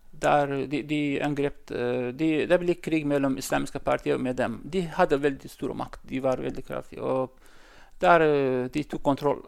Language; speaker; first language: Norwegian; non-native, learner; Central Kurdish